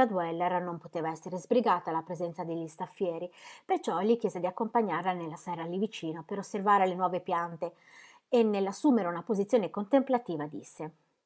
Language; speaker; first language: Italian; native; Italian